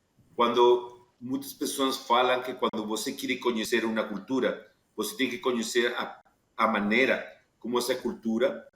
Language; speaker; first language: Portuguese; non-native, fluent; Spanish